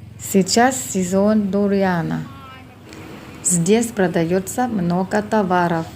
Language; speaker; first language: Russian; non-native, fluent; Thai